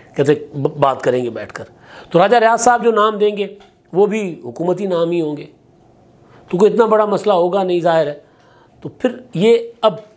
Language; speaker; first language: Urdu; non-native, local second language; Sindhi